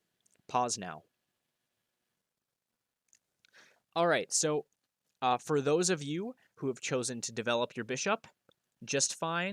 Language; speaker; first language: English; native; English